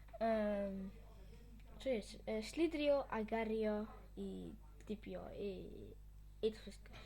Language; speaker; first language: Polish; early bilingual, heritage; Polish